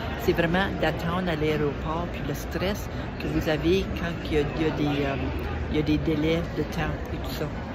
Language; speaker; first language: French; native; French